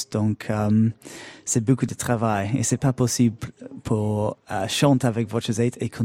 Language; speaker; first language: French; non-native, learner; English